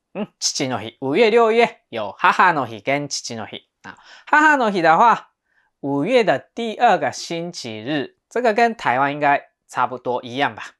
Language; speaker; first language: Chinese; non-native, fluent; Japanese